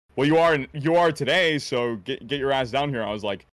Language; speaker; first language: English; native; English